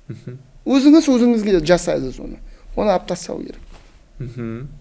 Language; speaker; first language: Kazakh; non-native, local second language; Russian